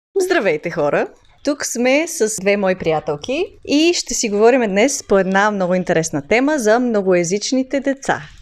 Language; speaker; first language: Bulgarian; native; Bulgarian